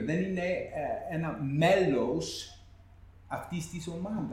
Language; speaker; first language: Greek; non-native, fluent; English